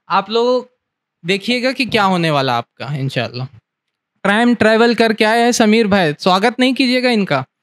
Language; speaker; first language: Hindi; native; Hindi